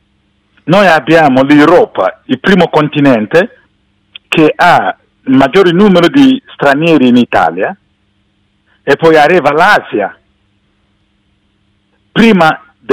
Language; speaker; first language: Italian; non-native, fluent; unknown